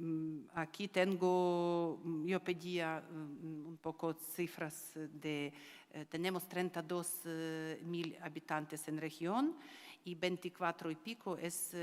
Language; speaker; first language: Spanish; non-native, learner; Ukrainian